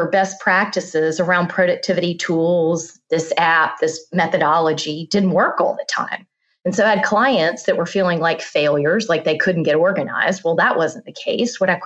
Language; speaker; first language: English; native; English